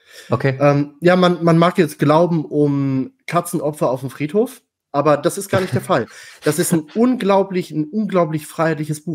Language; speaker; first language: German; native; German